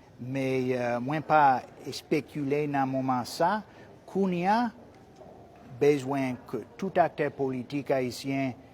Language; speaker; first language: Haitian Creole; non-native, learner; English